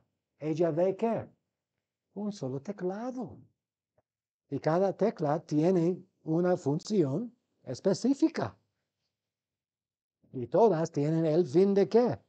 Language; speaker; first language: Spanish; non-native, fluent; English